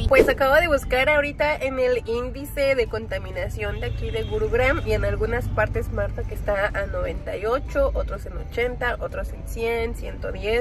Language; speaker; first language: Spanish; native; Spanish